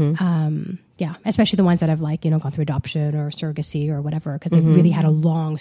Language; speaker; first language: English; native; English